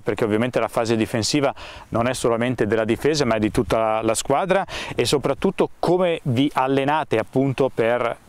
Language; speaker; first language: Italian; native; Italian